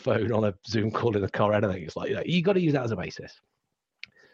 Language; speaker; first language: English; native; English